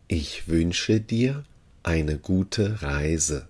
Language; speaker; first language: German; non-native, fluent; Uzbek